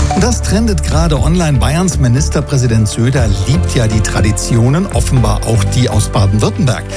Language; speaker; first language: German; native; German